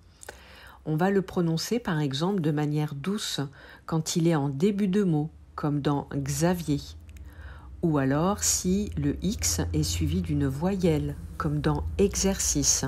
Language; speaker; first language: French; native; French